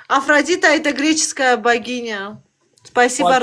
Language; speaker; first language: Russian; non-native, local second language; Azerbaijani